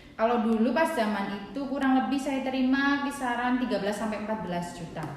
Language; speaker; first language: Indonesian; native; Indonesian